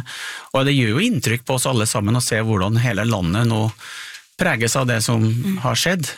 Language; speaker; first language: Norwegian; native; Norwegian